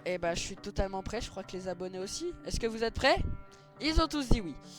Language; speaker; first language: French; native; French